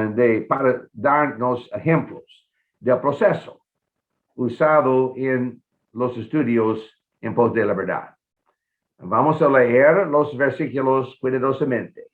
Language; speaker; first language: Spanish; non-native, fluent; English